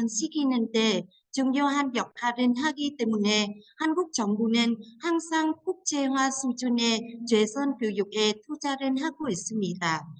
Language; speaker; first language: Korean; non-native, fluent; Vietnamese